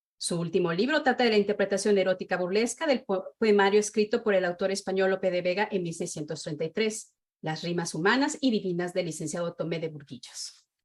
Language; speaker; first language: Spanish; native; Spanish